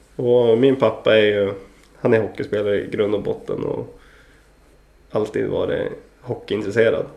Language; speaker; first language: Swedish; early bilingual, other home language; Greek